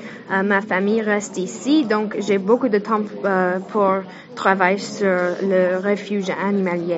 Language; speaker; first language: French; non-native, learner; English